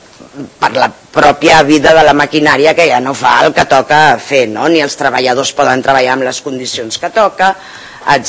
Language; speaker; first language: Catalan; native; Catalan